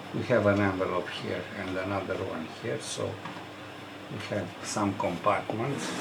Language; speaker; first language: English; non-native, fluent; Romanian